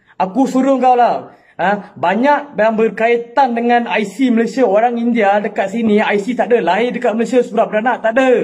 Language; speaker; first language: Malay; non-native, local second language; Tamil